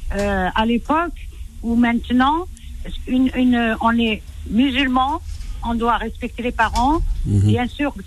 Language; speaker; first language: French; non-native, local second language; Arabic